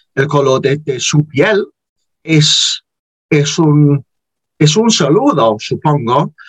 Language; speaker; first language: Spanish; non-native, learner; English